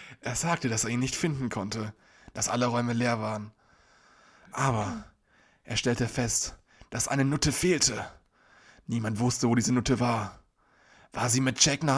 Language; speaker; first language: German; native; German